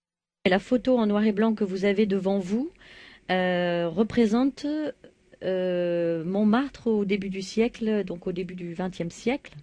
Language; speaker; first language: French; native; French